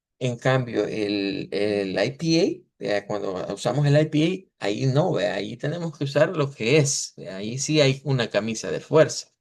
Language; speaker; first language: Spanish; native; Spanish